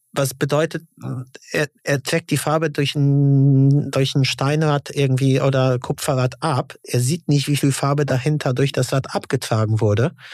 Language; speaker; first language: German; early bilingual, other home language; Polish